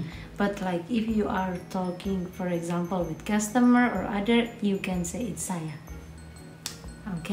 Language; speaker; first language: English; non-native, fluent; Indonesian